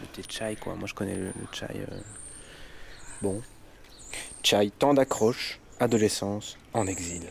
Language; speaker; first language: French; native; French